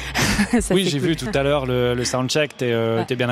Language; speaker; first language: French; native; French